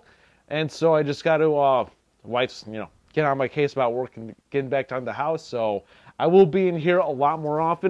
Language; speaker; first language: English; native; English